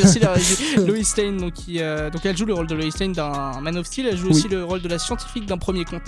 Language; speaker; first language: French; native; French